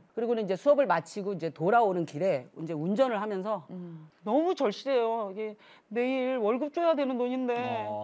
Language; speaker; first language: Korean; native; Korean